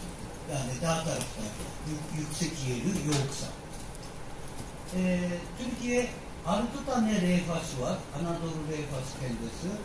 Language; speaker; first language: Turkish; non-native, learner; Japanese